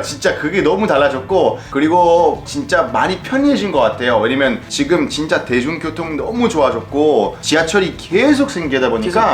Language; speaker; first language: Korean; non-native, fluent; French